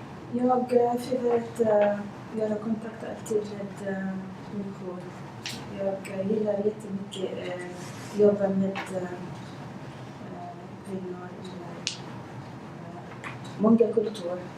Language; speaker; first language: Swedish; non-native, learner; Arabic